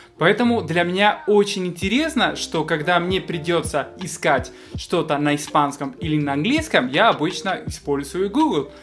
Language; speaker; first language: Russian; non-native, fluent; Spanish